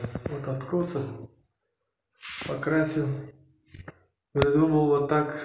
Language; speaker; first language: Russian; non-native, learner; Uzbek